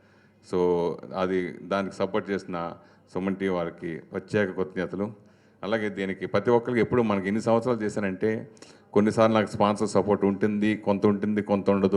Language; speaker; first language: Telugu; native; Telugu